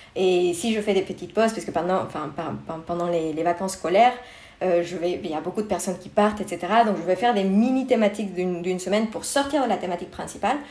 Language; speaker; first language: French; non-native, fluent; Spanish